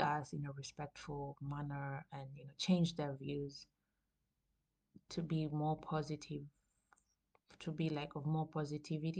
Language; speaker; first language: English; non-native, local second language; Swahili